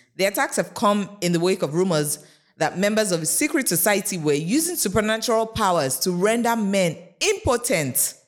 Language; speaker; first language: English; non-native, local second language; Yoruba